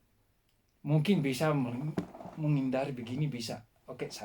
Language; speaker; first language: Indonesian; non-native, fluent; Dutch